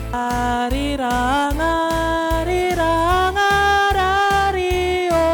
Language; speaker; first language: Korean; non-native, learner; Chinese